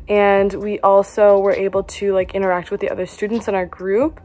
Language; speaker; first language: English; native; English